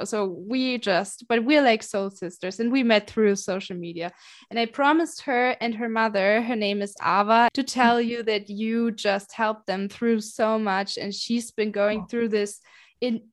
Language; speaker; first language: English; non-native, fluent; German